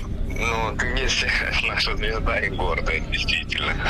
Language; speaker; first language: Russian; native; Russian